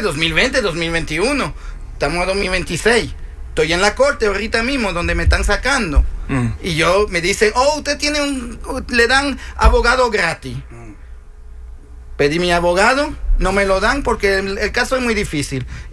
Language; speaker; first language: Spanish; early bilingual, heritage; Spanish